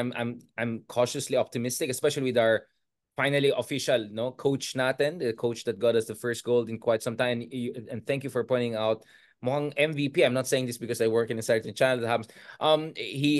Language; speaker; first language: English; non-native, local second language; Filipino